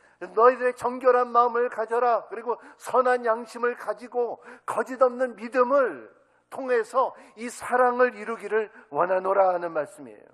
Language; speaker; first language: Korean; native; Korean